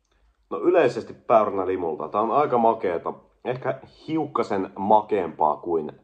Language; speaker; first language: Finnish; native; Finnish